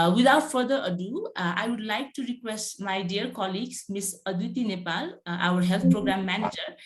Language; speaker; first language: English; non-native, local second language; Nepali